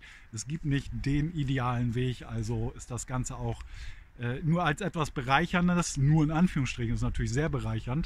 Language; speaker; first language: German; native; German